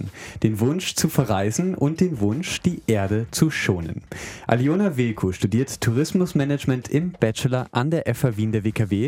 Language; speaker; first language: German; native; German